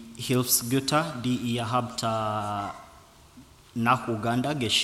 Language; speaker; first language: German; non-native, learner; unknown